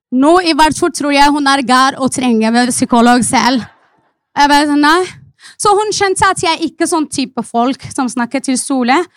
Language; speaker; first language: Norwegian; non-native, fluent; Arabic